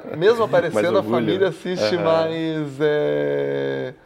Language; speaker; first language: Portuguese; native; Portuguese